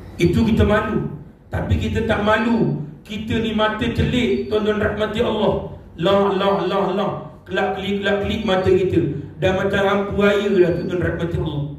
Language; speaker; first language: Malay; non-native, local second language; Tamil